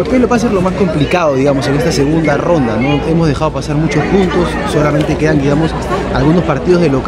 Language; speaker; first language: Spanish; native; Spanish